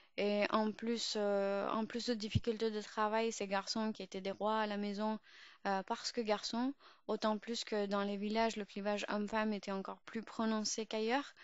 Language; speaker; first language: French; early bilingual, other home language; Urdu